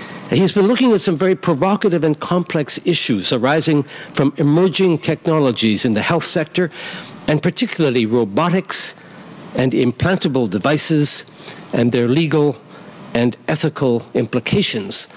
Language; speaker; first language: English; native; English